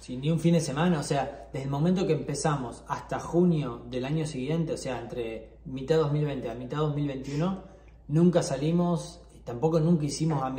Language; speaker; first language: Spanish; native; Spanish